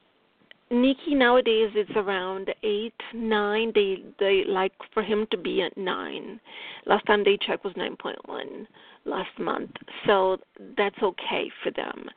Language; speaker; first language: English; non-native, fluent; Italian